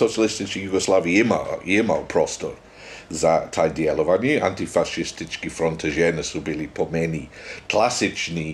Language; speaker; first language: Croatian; non-native, fluent; English